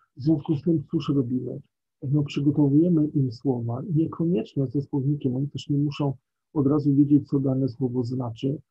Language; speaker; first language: Polish; native; Polish